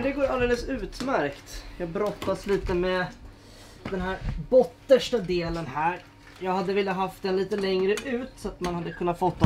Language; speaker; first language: Swedish; native; Swedish